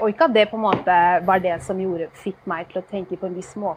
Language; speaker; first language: Norwegian; early bilingual, heritage; Norwegian